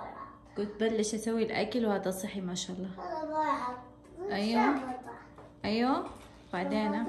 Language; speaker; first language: Arabic; non-native, learner; Urdu